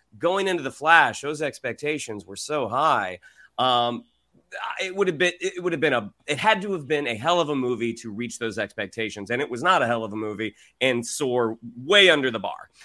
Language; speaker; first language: English; native; English